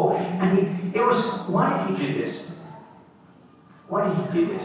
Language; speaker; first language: English; native; English